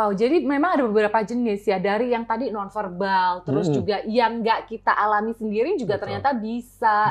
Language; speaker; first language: Indonesian; native; Indonesian